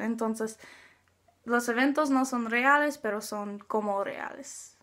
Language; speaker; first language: Spanish; non-native, learner; English